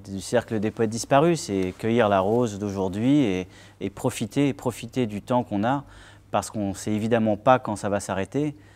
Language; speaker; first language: French; native; French